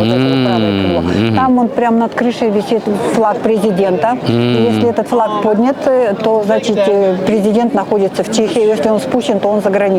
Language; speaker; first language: Russian; non-native, local second language; Kyrgyz